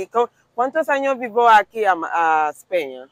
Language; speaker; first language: Spanish; non-native, learner; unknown